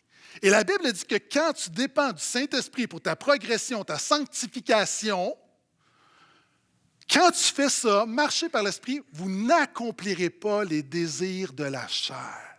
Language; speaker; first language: French; native; French